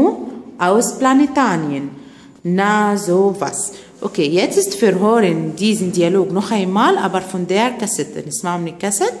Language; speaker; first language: German; non-native, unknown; Arabic